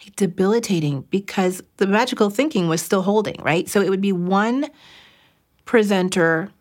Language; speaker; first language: English; native; English